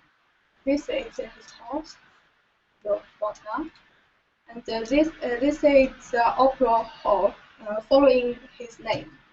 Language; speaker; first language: English; non-native, learner; Chinese